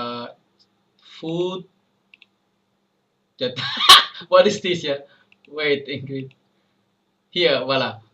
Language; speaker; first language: English; non-native, fluent; Indonesian